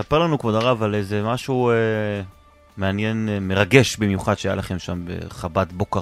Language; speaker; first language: Hebrew; native; Hebrew